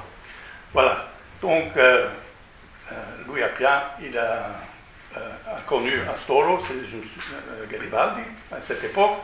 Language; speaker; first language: French; non-native, fluent; Italian